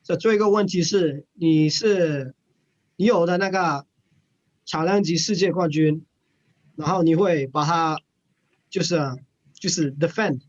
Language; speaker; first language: Chinese; non-native, fluent; English